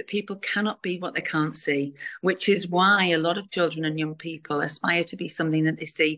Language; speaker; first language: English; native; English